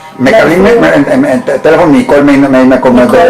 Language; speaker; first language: Hebrew; non-native, learner; Spanish